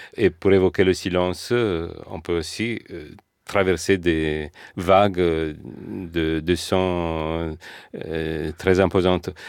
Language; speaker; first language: French; non-native, fluent; Italian